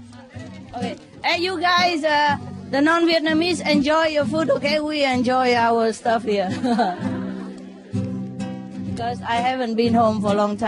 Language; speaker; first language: English; non-native, fluent; Vietnamese